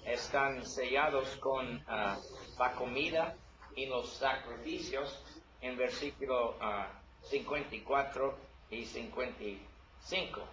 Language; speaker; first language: Spanish; non-native, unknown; English